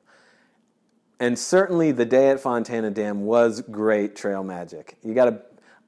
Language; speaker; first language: English; native; English